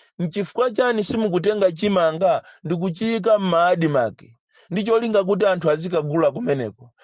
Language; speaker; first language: Nyanja; native; Nyanja